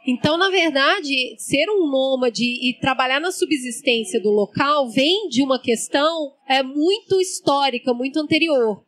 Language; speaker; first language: Portuguese; native; Portuguese